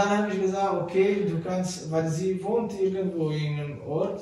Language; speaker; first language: German; non-native, learner; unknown